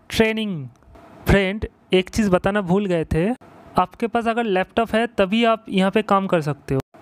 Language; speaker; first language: Hindi; non-native, local second language; Bangla